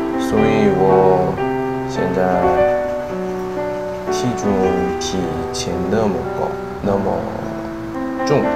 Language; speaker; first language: Chinese; non-native, learner; Korean